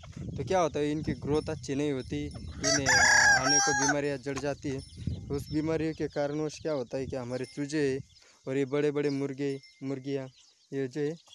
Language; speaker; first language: Hindi; non-native, local second language; Marathi